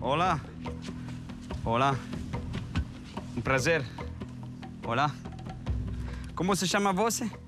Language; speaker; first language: Portuguese; non-native, learner; French